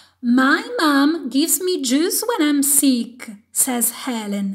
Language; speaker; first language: English; non-native, fluent; Italian